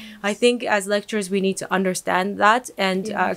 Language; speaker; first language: English; non-native, fluent; Japanese